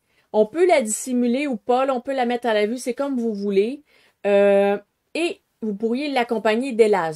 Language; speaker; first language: French; native; French